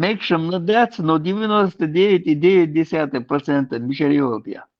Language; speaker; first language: Russian; non-native, local second language; Chechen